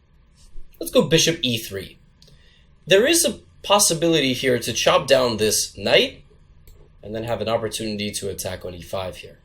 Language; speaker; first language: English; native; English